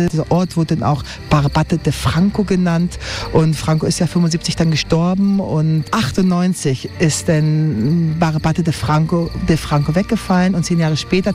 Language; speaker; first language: German; native; German